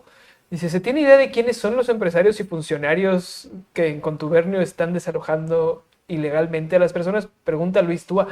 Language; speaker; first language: Spanish; native; Spanish